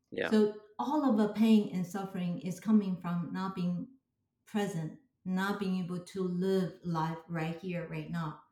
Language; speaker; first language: English; non-native, fluent; Chinese